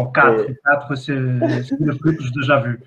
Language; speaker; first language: French; non-native, fluent; Portuguese